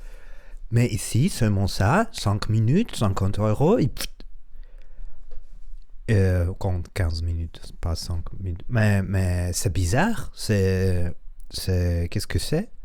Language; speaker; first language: French; non-native, learner; Spanish